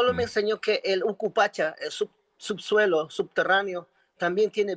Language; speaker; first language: Spanish; non-native, local second language; Quechua